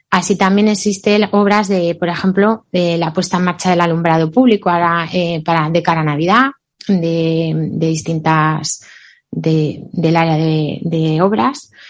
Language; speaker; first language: Spanish; native; Spanish